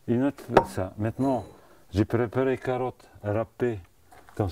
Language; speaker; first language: French; non-native, fluent; Bulgarian